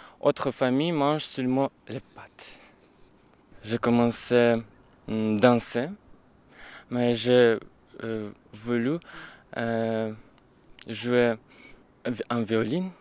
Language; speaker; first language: French; non-native, learner; Ukrainian